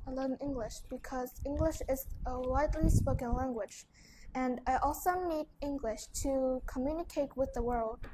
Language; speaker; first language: English; non-native, learner; Vietnamese